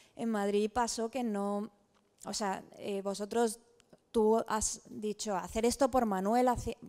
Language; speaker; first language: Spanish; native; Spanish